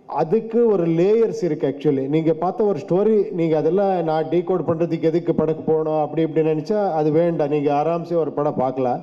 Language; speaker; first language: Tamil; non-native, fluent; Kannada